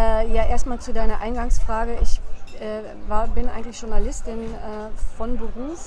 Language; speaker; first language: German; native; German